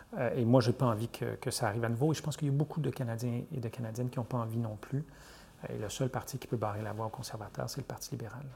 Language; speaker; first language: French; native; French